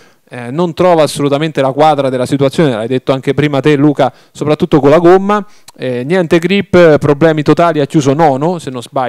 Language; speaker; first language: Italian; native; Italian